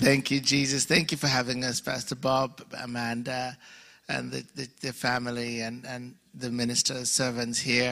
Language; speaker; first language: English; non-native, local second language; Ganda